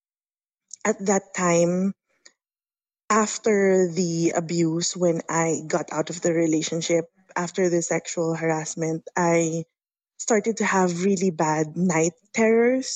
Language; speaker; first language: English; non-native, local second language; Filipino